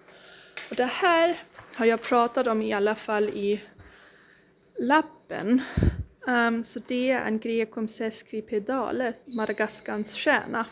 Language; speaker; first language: Swedish; non-native, fluent; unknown